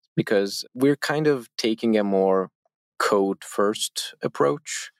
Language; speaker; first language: English; non-native, fluent; Turkish